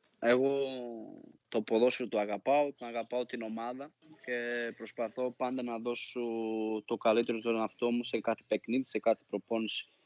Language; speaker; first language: Greek; non-native, fluent; Portuguese